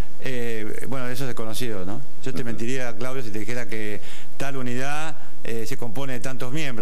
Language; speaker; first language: Spanish; native; Spanish